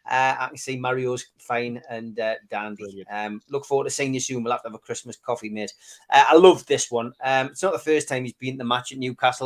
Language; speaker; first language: English; native; English